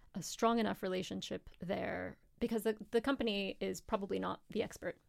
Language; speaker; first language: English; native; English